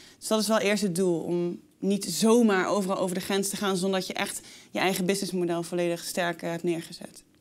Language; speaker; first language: Dutch; native; Dutch